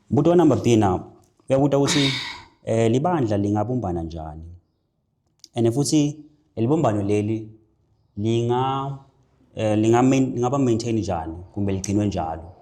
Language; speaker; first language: Zulu; non-native, local second language; Swati